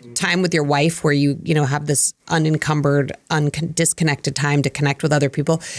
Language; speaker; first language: English; native; English